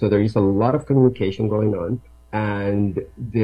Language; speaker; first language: English; non-native, fluent; Spanish